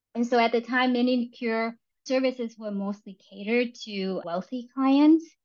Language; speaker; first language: English; early bilingual, other home language; Vietnamese